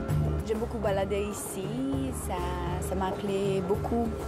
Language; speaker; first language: French; non-native, fluent; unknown